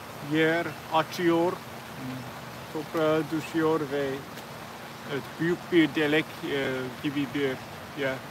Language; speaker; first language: Turkish; non-native, learner; English